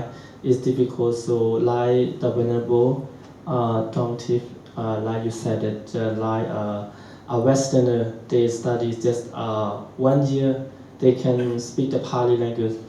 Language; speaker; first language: English; non-native, learner; Shan